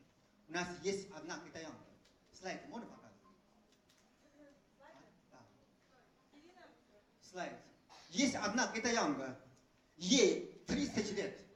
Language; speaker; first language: Russian; non-native, fluent; Chinese